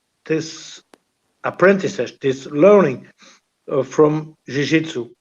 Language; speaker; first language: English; non-native, learner; French